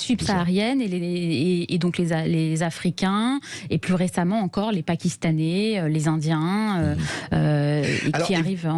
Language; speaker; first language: French; native; French